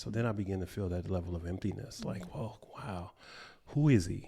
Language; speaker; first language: English; native; English